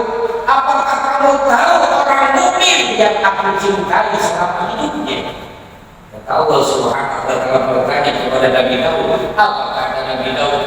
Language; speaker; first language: Indonesian; non-native, local second language; Sundanese